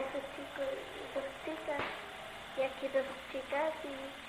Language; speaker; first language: Spanish; non-native, learner; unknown